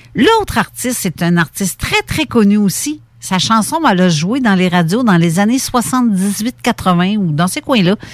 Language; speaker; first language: French; native; French